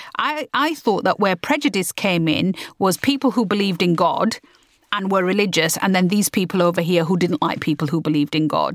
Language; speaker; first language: English; early bilingual, other home language; Punjabi